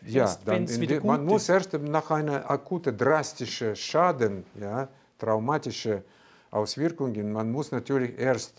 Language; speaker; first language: German; non-native, fluent; Russian